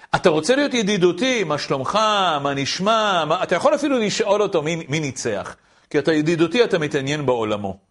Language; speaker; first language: Hebrew; native; Hebrew